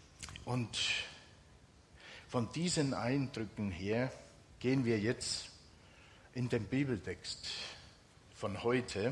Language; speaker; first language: German; non-native, fluent; Finnish